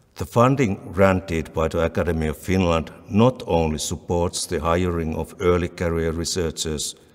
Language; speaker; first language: English; non-native, fluent; Finnish